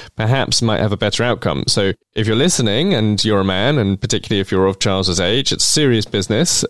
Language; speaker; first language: English; native; English